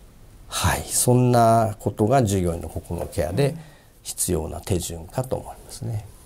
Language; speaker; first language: Japanese; native; Japanese